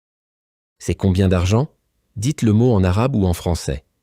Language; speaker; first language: French; non-native, local second language; Arabic